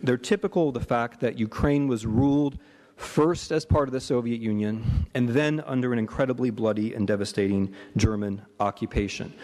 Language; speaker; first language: English; native; English